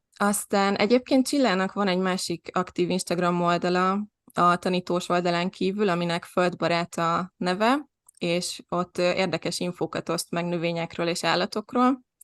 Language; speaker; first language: Hungarian; native; Hungarian